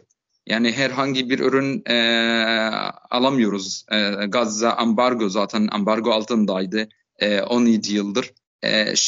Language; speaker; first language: Turkish; non-native, fluent; Arabic